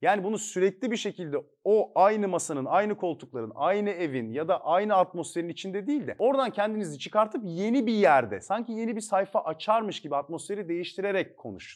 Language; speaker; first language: Turkish; native; Turkish